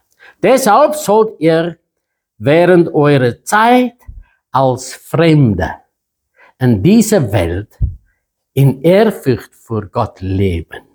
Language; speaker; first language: German; non-native, fluent; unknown